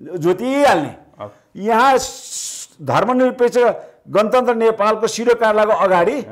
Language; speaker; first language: Nepali; non-native, local second language; Sherpa